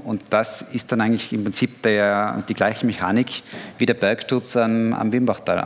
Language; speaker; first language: German; native; German